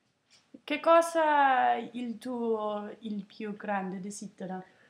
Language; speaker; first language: Italian; non-native, learner; Danish